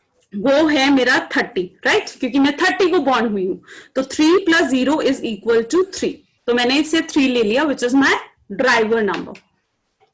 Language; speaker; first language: Hindi; native; Hindi